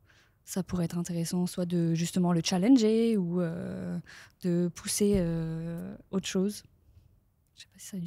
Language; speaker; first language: French; native; French